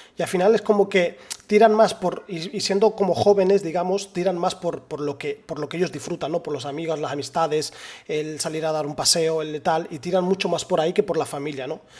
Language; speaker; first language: Spanish; early bilingual, other home language; Arabic